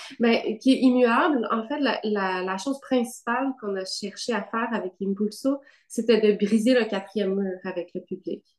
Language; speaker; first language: French; native; French